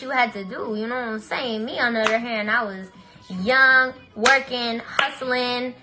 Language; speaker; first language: English; early bilingual, other home language; Spanish